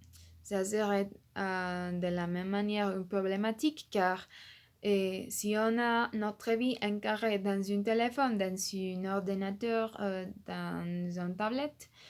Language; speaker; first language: French; non-native, learner; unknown